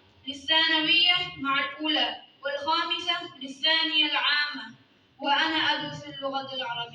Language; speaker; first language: Arabic; non-native, learner; Urdu